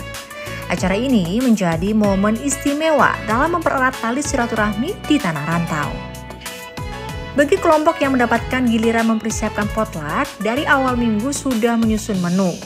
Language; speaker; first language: Indonesian; native; Indonesian